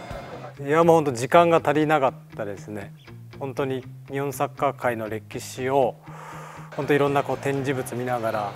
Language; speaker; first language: Japanese; native; Japanese